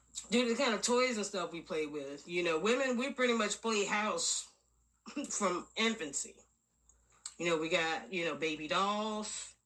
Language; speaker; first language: English; native; English